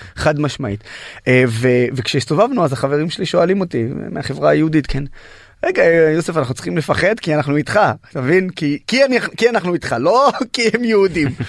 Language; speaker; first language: Hebrew; non-native, local second language; Arabic